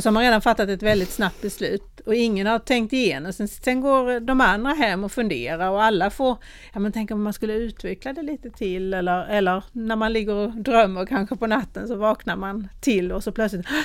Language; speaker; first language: Swedish; native; Swedish